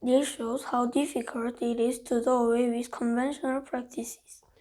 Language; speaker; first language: English; non-native, fluent; Korean